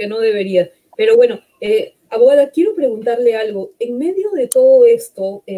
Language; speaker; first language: Spanish; native; Spanish